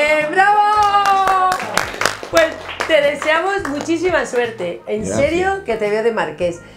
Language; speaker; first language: Spanish; native; Spanish